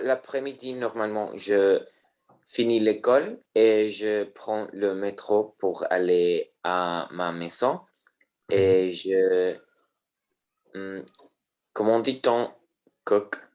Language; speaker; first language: French; non-native, learner; Spanish